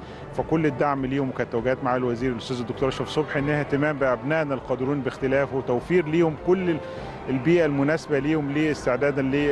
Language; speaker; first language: Arabic; native; Arabic